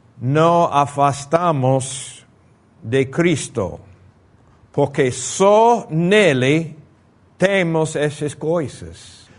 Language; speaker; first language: Portuguese; non-native, fluent; Spanish